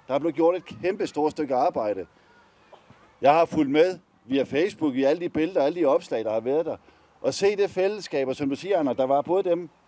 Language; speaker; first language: Danish; native; Danish